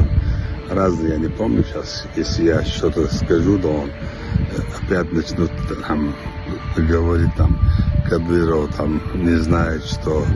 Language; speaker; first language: Russian; non-native, local second language; Chechen